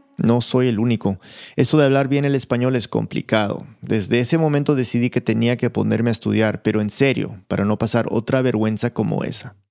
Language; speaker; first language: Spanish; early bilingual, heritage; Spanish